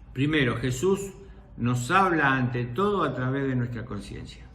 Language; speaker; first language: Spanish; native; Spanish